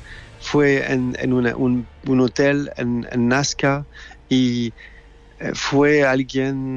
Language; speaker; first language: Spanish; non-native, fluent; French